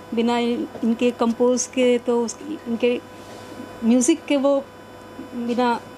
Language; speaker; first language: Hindi; native; Hindi